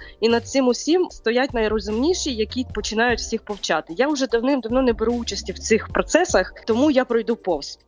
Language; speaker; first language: Ukrainian; native; Ukrainian